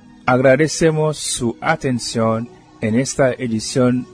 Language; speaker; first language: Spanish; non-native, fluent; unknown